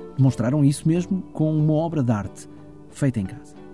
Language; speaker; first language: Portuguese; early bilingual, heritage; German